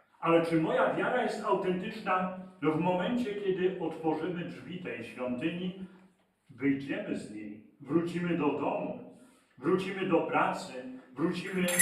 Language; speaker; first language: Polish; native; Polish